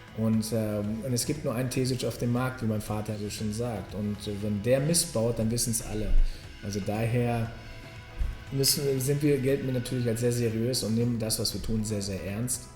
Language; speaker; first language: German; early bilingual, other home language; Serbian